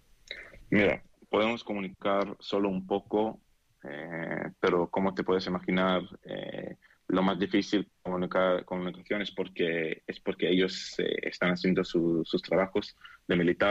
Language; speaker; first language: Spanish; non-native, learner; Hebrew